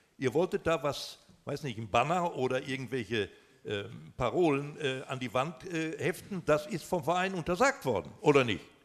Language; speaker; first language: German; native; German